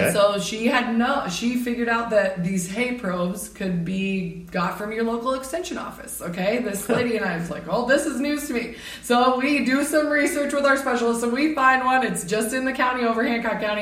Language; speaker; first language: English; native; English